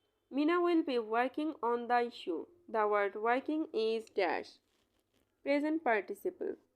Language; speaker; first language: English; non-native, local second language; Bangla